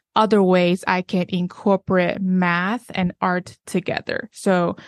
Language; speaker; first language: English; non-native, fluent; Chinese